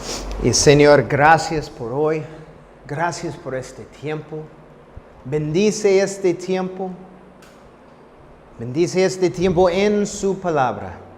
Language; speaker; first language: Spanish; non-native, fluent; English